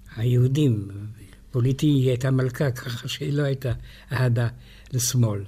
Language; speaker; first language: Hebrew; non-native, fluent; French